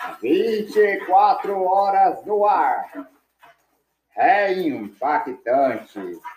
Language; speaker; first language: Portuguese; native; Portuguese